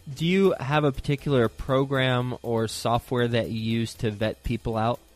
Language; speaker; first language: English; native; English